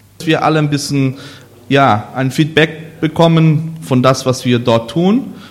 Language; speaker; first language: German; non-native, learner; Portuguese